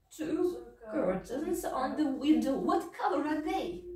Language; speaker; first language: English; non-native, fluent; Russian